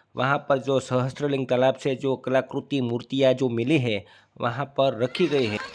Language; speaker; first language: Hindi; non-native, local second language; Gujarati